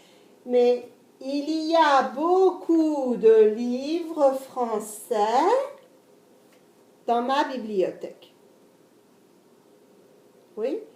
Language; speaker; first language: French; non-native, fluent; English